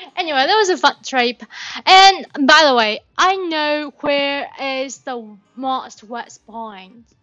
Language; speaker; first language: English; non-native, learner; Chinese